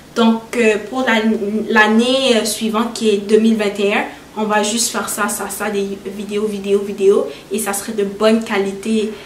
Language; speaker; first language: French; early bilingual, other home language; Haitian Creole